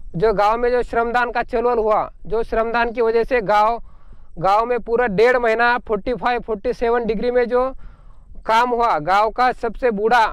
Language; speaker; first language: Hindi; non-native, local second language; Marathi